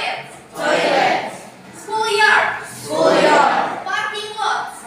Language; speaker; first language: English; non-native, learner; Indonesian